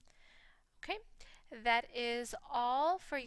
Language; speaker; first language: English; native; English